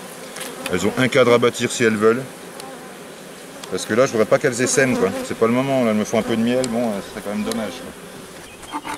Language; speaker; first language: French; native; French